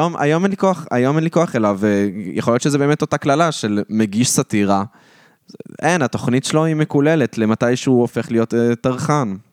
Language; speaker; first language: Hebrew; native; Hebrew